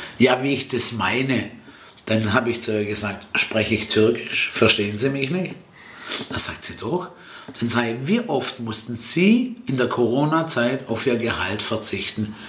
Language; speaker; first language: German; early bilingual, other home language; Italian